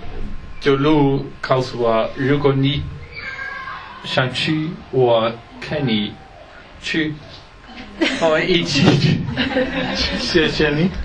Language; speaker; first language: Chinese; non-native, learner; Dutch